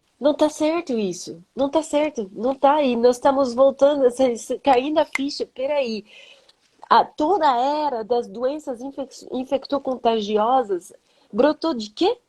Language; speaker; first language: Portuguese; non-native, fluent; French